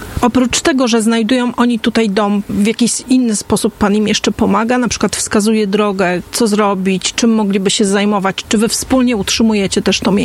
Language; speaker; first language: Polish; native; Polish